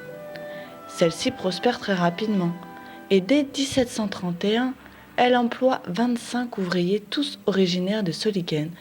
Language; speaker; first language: French; native; French